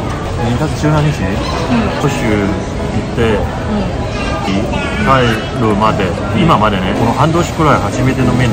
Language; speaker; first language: Japanese; non-native, learner; Chinese